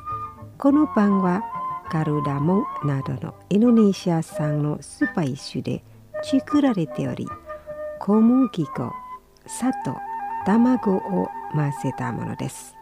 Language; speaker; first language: Japanese; non-native, fluent; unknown